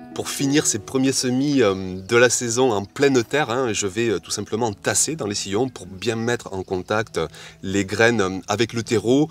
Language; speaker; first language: French; native; French